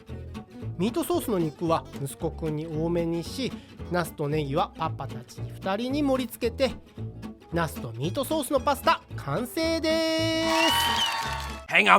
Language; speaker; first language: Japanese; native; Japanese